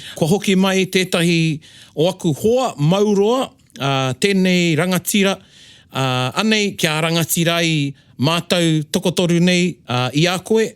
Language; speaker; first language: Māori; non-native, local second language; English